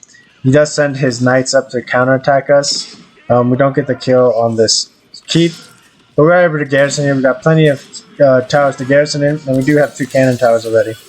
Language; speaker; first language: English; native; English